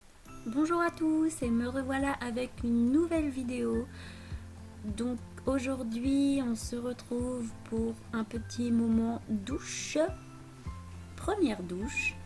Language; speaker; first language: French; native; French